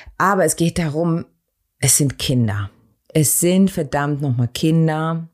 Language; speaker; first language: German; early bilingual, other home language; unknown